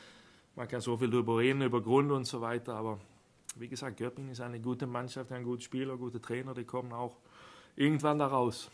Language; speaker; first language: German; non-native, fluent; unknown